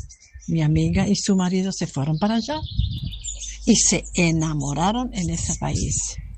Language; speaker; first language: Spanish; non-native, fluent; German